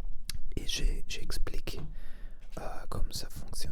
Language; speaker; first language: French; non-native, learner; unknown